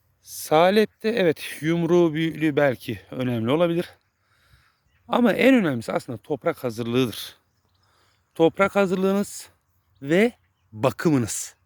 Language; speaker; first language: Turkish; native; Turkish